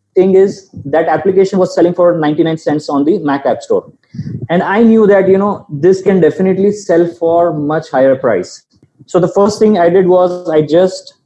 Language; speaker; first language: English; non-native, local second language; Gujarati